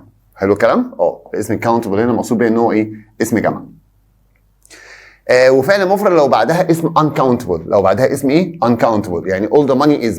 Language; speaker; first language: Arabic; native; Arabic